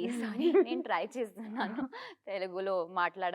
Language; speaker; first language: Telugu; non-native, learner; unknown